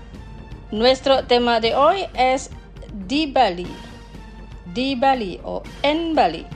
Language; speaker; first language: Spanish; non-native, fluent; Indonesian